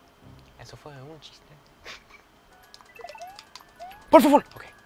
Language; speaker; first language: Spanish; non-native, learner; English